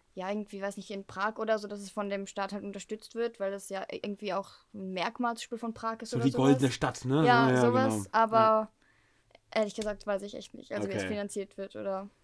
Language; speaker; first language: German; early bilingual, heritage; German